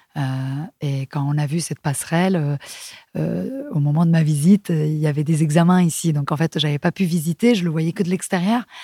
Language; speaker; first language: French; non-native, fluent; Spanish